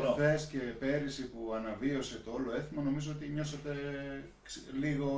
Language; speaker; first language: Greek; native; Greek